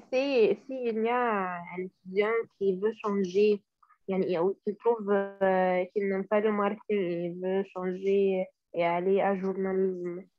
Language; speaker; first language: French; non-native, learner; Arabic